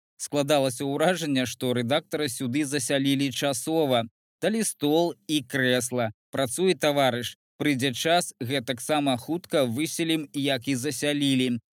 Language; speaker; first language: Belarusian; native; Belarusian